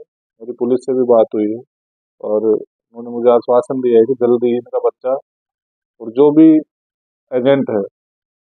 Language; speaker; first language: Hindi; native; Hindi